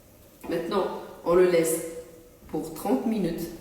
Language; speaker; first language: French; non-native, local second language; Arabic